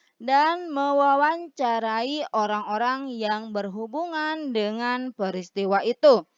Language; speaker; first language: Indonesian; native; Indonesian